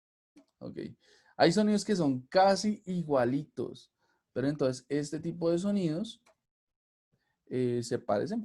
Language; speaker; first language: Spanish; native; Spanish